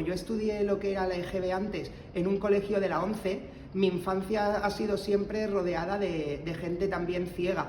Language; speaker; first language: Spanish; native; Spanish